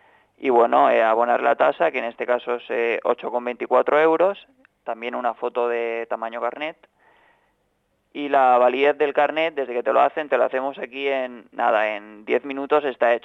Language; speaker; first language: Spanish; native; Spanish